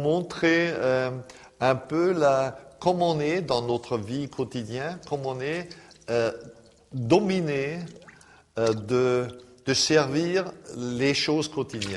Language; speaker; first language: French; non-native, fluent; German